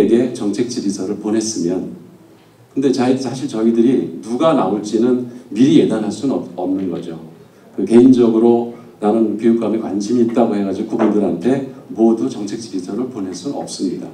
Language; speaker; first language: Korean; native; Korean